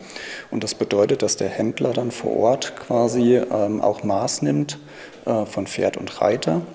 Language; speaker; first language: German; native; German